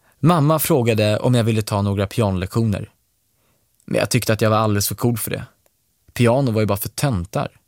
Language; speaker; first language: Swedish; native; Swedish